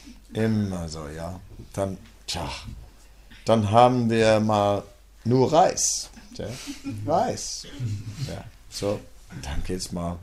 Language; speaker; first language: German; non-native, fluent; Dutch